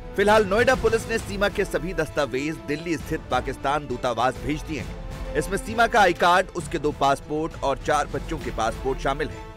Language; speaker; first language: Hindi; native; Hindi